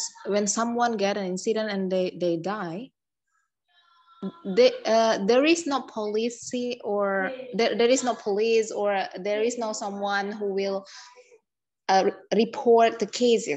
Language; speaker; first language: English; non-native, learner; Indonesian